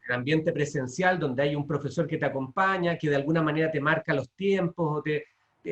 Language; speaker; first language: Spanish; native; Spanish